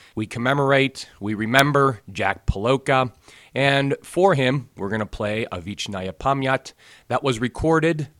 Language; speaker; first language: English; native; English